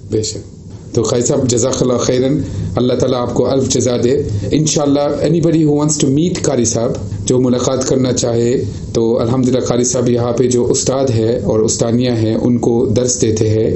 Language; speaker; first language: Urdu; early bilingual, other home language; Punjabi